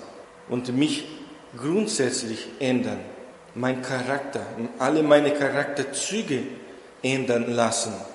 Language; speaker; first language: German; non-native, fluent; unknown